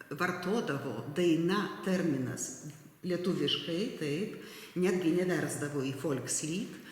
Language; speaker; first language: Lithuanian; non-native, local second language; Polish